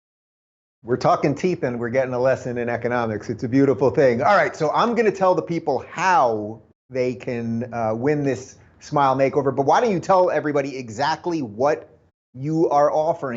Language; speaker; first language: English; native; English